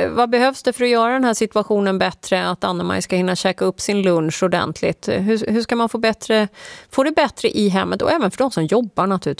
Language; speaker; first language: Swedish; native; Swedish